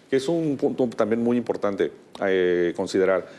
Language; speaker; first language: Spanish; native; Spanish